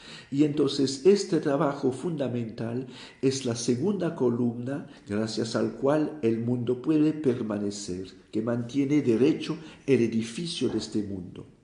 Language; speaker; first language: Spanish; non-native, fluent; French